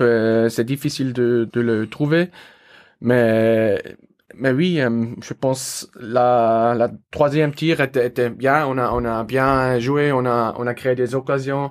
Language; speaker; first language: French; non-native, learner; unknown